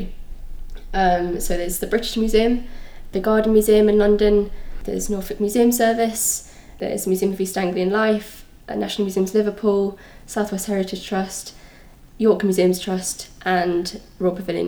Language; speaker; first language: English; native; English